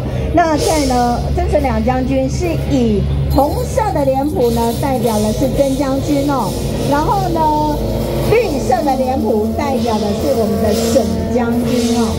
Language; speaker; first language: Chinese; native; Chinese